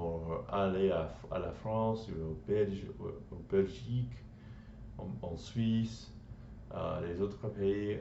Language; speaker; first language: French; non-native, learner; English